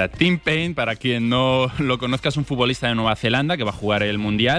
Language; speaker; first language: Spanish; native; Spanish